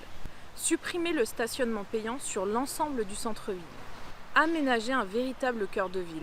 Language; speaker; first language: French; native; French